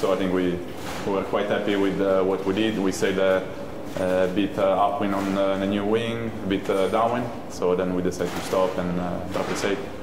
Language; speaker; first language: English; non-native, fluent; Italian